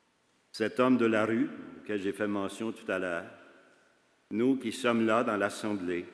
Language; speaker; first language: French; native; French